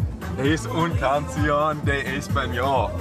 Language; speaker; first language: Spanish; non-native, learner; English